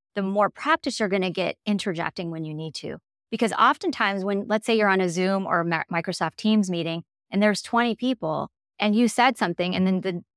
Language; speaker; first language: English; native; English